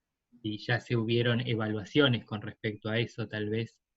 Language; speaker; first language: Spanish; native; Spanish